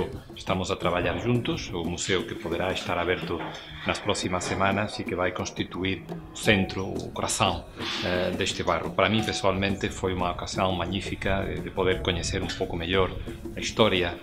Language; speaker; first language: Portuguese; non-native, fluent; Spanish